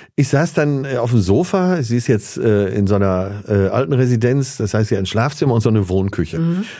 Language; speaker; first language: German; native; German